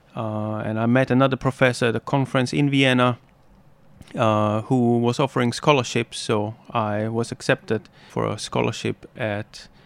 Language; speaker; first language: English; non-native, fluent; German